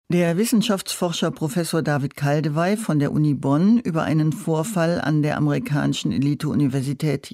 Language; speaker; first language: German; native; German